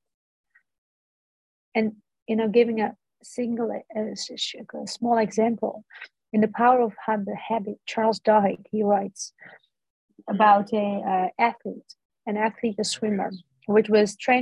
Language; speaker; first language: English; non-native, fluent; Dutch